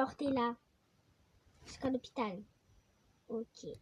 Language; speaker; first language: French; native; French